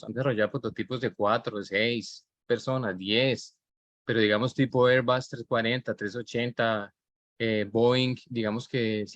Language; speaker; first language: Spanish; native; Spanish